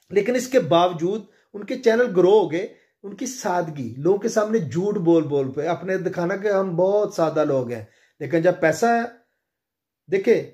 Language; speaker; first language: Urdu; non-native, local second language; Punjabi